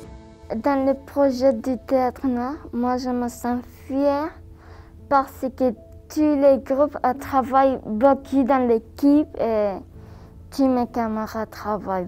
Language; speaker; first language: French; non-native, learner; Spanish